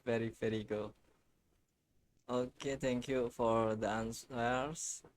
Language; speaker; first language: English; non-native, learner; Indonesian